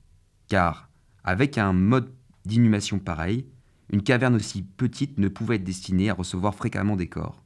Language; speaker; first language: French; native; French